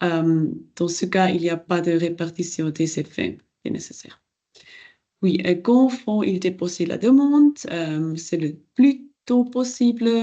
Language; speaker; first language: French; non-native, local second language; German